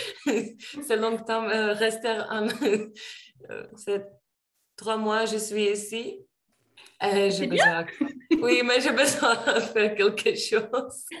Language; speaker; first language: French; non-native, learner; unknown